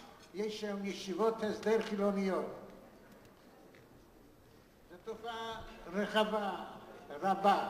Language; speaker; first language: Hebrew; non-native, fluent; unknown